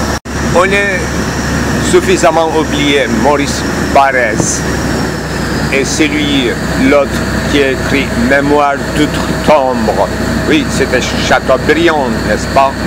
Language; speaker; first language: French; non-native, fluent; Turkish